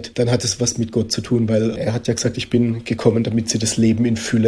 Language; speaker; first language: German; native; German